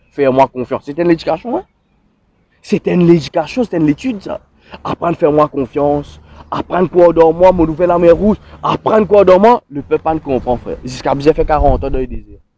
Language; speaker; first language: French; non-native, local second language; Morisyen